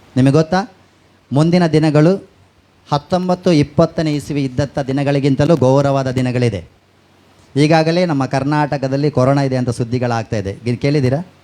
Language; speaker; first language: Kannada; non-native, local second language; Tulu